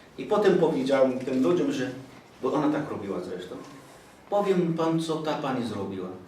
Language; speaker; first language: Polish; non-native, fluent; Arabic